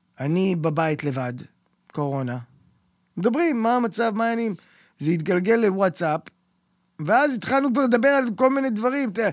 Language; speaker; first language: Hebrew; early bilingual, heritage; Hebrew